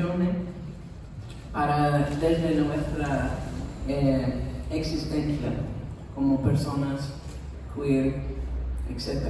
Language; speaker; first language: Spanish; non-native, fluent; English